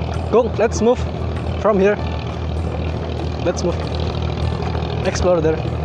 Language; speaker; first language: English; non-native, learner; Indonesian